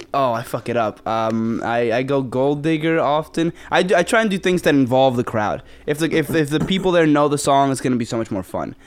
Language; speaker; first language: English; early bilingual, other home language; Spanish